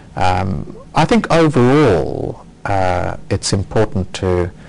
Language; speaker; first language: English; native; English